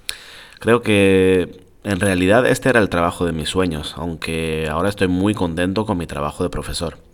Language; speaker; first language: Spanish; non-native, fluent; French